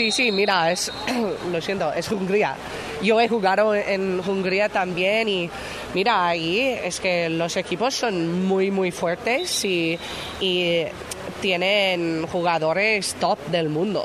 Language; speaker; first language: Spanish; non-native, fluent; English